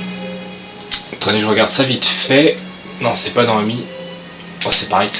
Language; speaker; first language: French; native; French